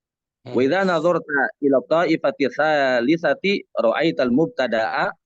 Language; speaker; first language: Arabic; non-native, learner; Indonesian